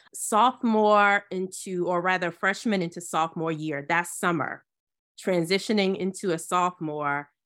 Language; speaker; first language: English; early bilingual, other home language; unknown